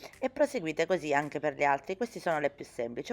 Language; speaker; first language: Italian; native; Italian